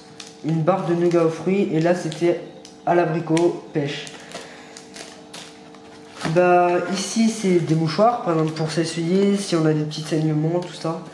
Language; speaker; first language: French; native; French